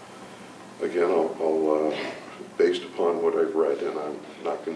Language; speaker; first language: English; native; English